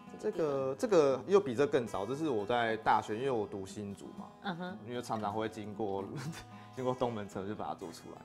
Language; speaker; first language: Chinese; native; Chinese